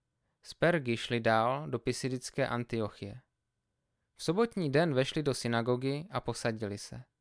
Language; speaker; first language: Czech; native; Czech